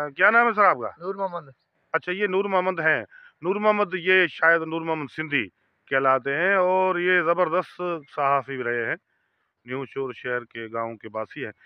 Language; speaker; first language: Urdu; non-native, local second language; Sindhi